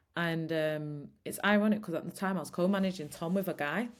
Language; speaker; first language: English; native; English